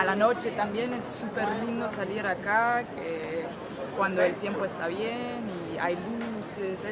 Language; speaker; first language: Spanish; non-native, fluent; Danish